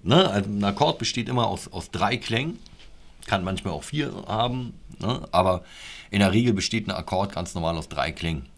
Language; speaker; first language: German; native; German